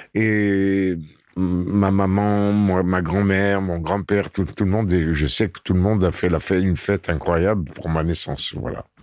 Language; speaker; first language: French; native; French